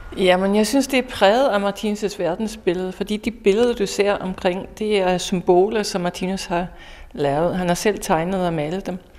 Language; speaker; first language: Danish; non-native, fluent; English